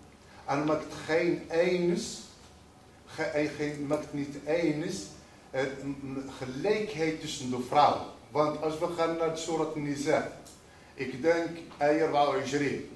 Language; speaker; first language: Dutch; early bilingual, other home language; Riffian